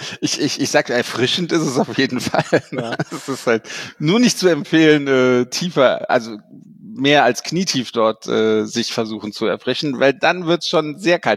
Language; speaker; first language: German; native; German